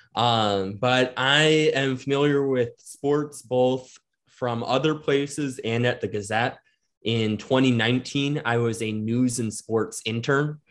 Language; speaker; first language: English; native; English